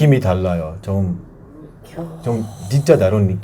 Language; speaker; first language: Korean; non-native, learner; Persian